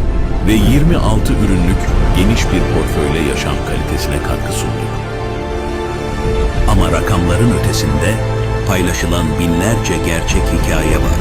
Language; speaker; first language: Turkish; native; Turkish